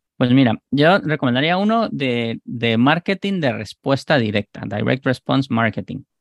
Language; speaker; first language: Spanish; native; Spanish